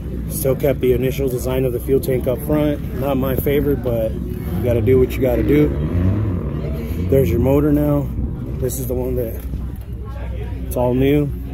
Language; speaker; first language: English; early bilingual, other home language; Spanish